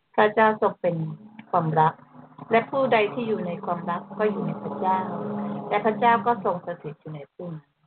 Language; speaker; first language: Thai; native; Thai